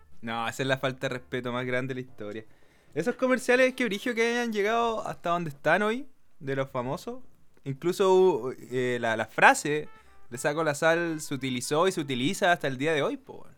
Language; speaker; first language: Spanish; native; Spanish